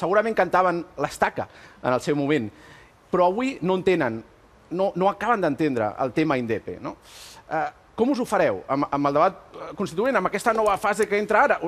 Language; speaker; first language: Catalan; native; Catalan